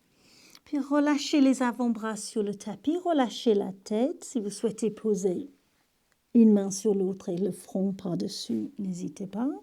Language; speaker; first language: French; native; French